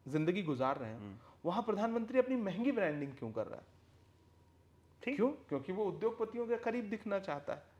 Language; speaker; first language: Hindi; native; Hindi